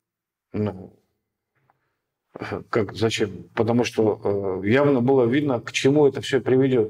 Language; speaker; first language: Russian; native; Russian